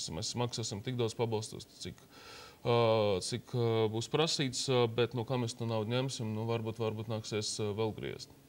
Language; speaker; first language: Latvian; non-native, local second language; Russian